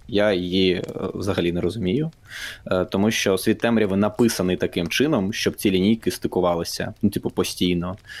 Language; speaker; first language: Ukrainian; non-native, local second language; Russian